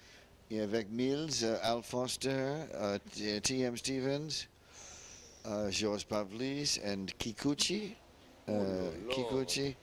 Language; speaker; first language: French; non-native, learner; English